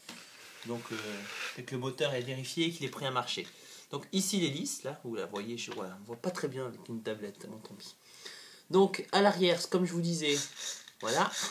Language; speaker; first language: French; native; French